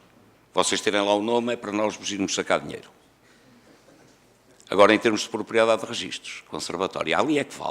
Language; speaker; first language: Portuguese; native; Portuguese